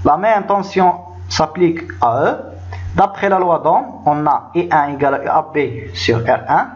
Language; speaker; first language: French; non-native, local second language; Arabic